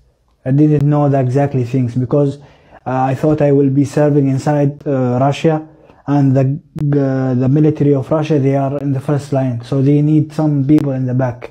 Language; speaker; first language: English; non-native, local second language; Somali